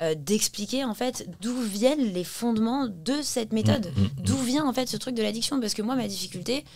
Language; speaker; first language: French; early bilingual, heritage; English